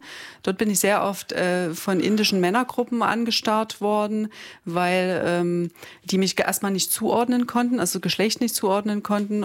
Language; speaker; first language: German; native; German